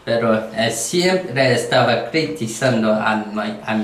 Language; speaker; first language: Spanish; non-native, learner; Korean